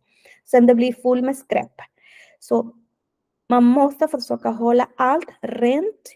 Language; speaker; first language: Swedish; non-native, fluent; Spanish